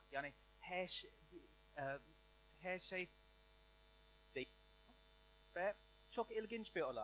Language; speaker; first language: Turkish; non-native, learner; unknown